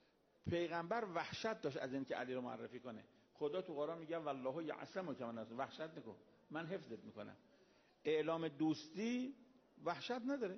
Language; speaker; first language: Persian; native; Persian